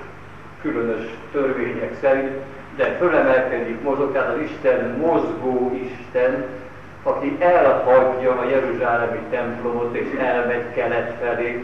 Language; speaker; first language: Hungarian; native; Hungarian